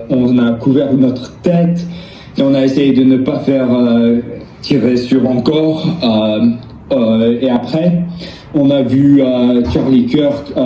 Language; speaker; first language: French; non-native, learner; English